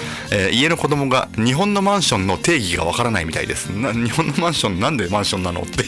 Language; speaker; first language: Japanese; native; Japanese